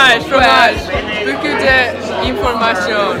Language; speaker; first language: French; non-native, learner; English